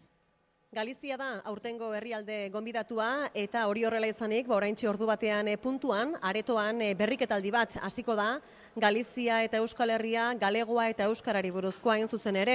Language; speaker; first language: Basque; native; Basque